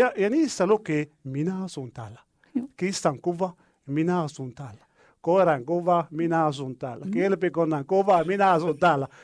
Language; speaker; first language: Finnish; non-native, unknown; Arabic